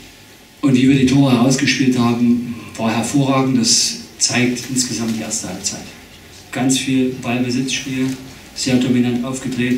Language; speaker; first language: German; native; German